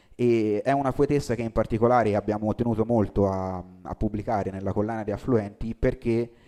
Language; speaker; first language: Italian; native; Italian